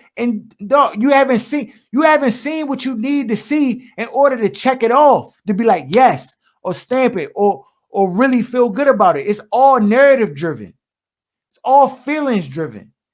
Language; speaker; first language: English; native; English